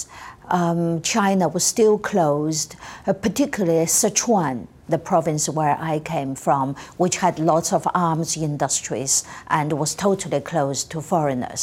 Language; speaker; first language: English; non-native, fluent; Chinese